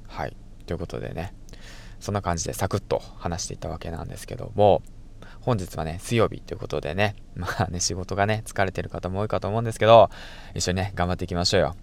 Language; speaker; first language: Japanese; native; Japanese